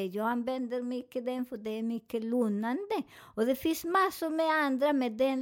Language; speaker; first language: Swedish; non-native, learner; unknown